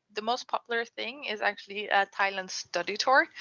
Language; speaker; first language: English; non-native, fluent; Norwegian